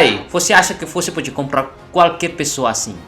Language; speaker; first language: Portuguese; non-native, learner; Indonesian